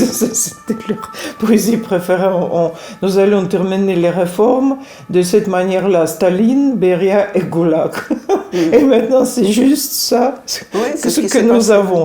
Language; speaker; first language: French; non-native, fluent; Russian